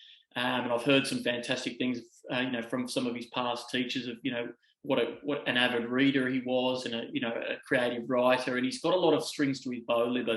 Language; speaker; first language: English; native; English